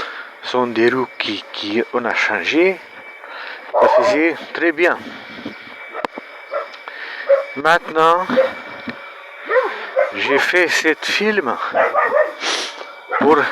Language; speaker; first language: French; non-native, learner; Romanian